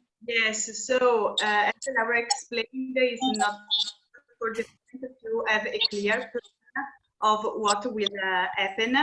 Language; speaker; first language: English; non-native, fluent; Italian